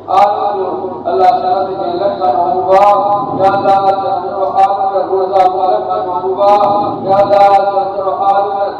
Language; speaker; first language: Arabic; non-native, fluent; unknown